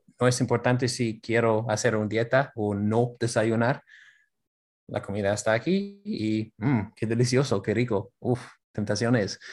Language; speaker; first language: Spanish; non-native, fluent; English